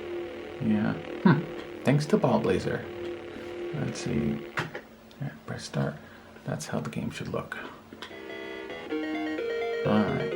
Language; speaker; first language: English; native; English